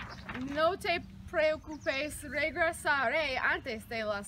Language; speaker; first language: Spanish; non-native, learner; English